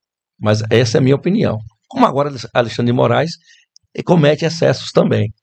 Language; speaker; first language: Portuguese; native; Portuguese